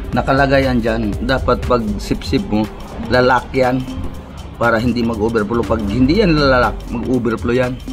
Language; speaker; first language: Filipino; non-native, local second language; Cebuano